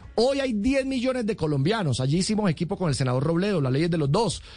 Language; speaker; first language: Spanish; native; Spanish